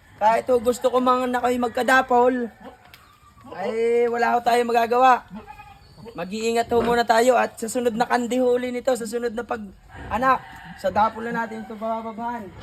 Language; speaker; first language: Filipino; native; Filipino